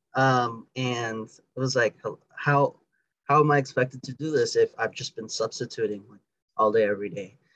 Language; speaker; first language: English; early bilingual, other home language; Spanish